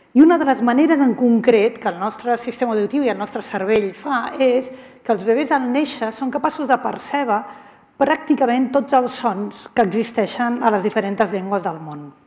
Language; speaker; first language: Catalan; native; Catalan